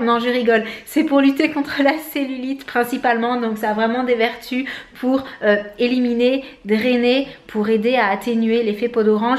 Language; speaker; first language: French; native; French